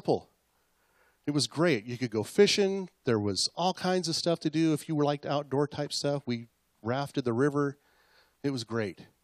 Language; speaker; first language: English; native; English